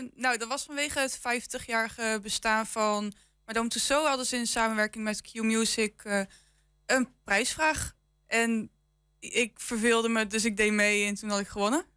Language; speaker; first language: Dutch; native; Dutch